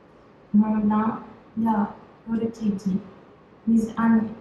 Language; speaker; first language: Japanese; non-native, learner; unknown